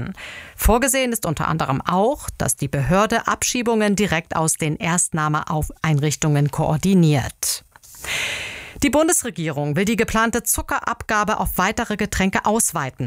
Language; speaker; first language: German; native; German